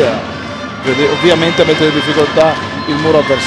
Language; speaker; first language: Italian; native; Italian